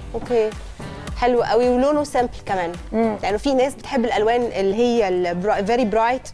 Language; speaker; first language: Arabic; native; Arabic